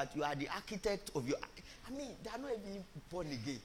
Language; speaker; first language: English; non-native, local second language; Yoruba